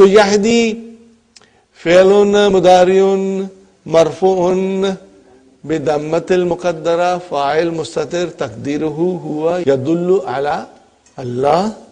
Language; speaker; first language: Arabic; non-native, fluent; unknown